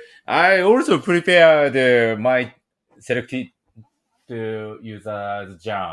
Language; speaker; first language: English; non-native, learner; Japanese